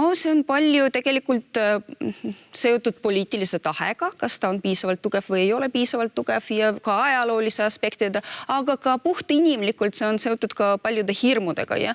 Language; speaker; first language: Estonian; non-native, local second language; Russian